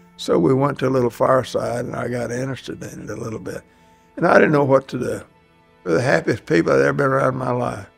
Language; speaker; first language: English; native; English